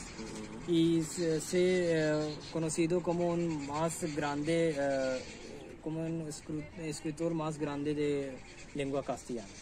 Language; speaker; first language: Spanish; non-native, learner; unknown